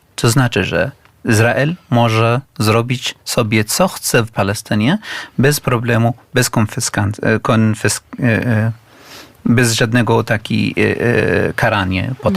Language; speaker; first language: Polish; non-native, learner; Arabic